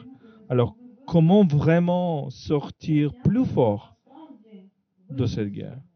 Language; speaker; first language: French; non-native, fluent; Ukrainian